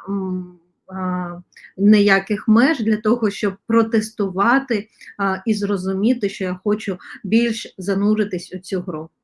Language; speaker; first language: Ukrainian; non-native, local second language; Russian